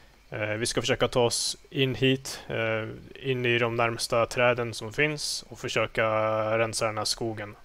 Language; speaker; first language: Swedish; native; Swedish